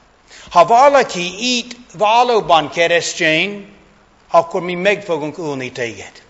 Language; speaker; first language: Hungarian; non-native, fluent; English